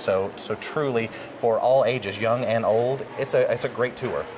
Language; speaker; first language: English; native; English